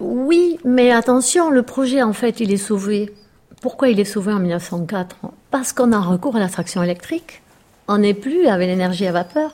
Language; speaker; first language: French; native; French